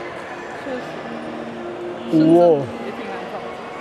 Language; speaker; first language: Chinese; native; Chinese